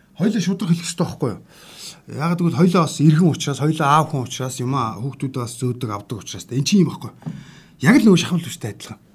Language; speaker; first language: Mongolian; native; Mongolian